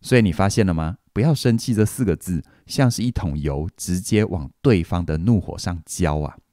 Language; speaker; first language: Chinese; native; Chinese